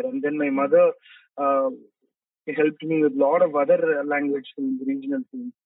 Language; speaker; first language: English; non-native, local second language; Tamil